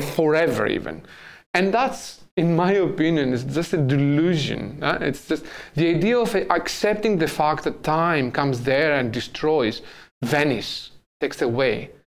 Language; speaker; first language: English; non-native, fluent; Greek